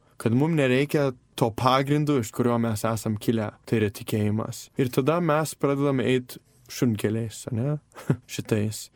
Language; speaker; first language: Lithuanian; early bilingual, heritage; Lithuanian